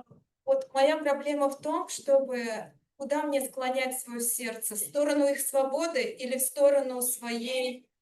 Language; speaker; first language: Russian; native; Russian